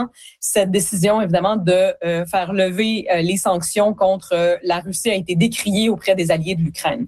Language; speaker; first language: French; native; French